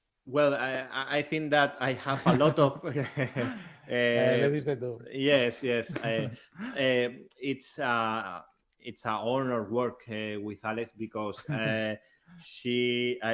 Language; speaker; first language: English; non-native, learner; Spanish